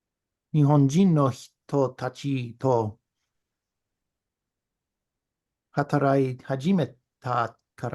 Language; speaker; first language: Japanese; non-native, learner; English